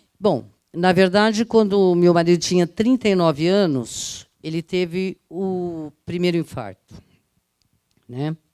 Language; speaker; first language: Portuguese; early bilingual, other home language; Italian